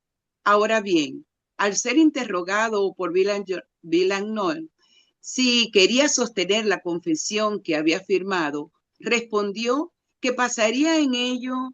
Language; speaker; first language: Spanish; native; Spanish